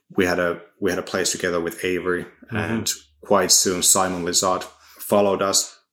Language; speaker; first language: English; non-native, fluent; Finnish